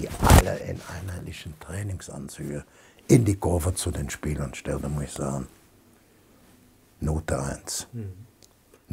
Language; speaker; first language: German; native; German